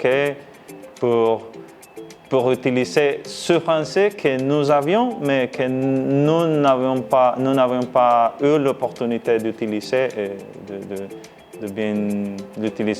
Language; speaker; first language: French; non-native, fluent; Spanish